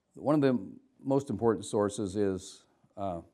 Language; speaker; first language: English; native; English